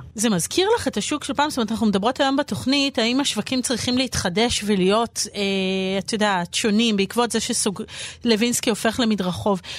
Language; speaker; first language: Hebrew; native; Hebrew